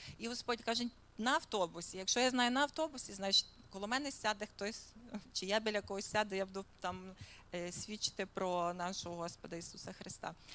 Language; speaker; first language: Ukrainian; native; Ukrainian